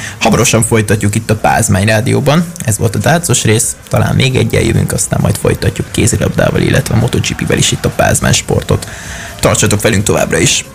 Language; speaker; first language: Hungarian; native; Hungarian